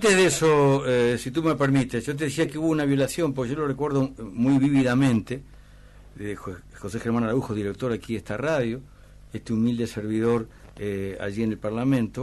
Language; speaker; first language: Spanish; native; Spanish